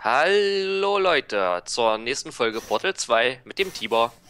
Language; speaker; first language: German; native; German